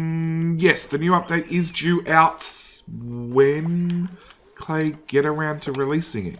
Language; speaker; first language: English; native; English